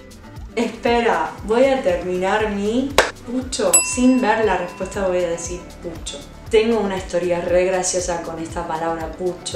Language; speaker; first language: Spanish; non-native, fluent; English